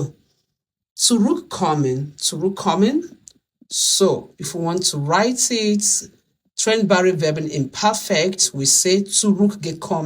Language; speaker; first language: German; non-native, fluent; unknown